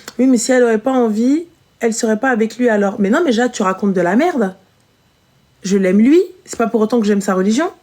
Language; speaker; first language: French; early bilingual, other home language; Arabic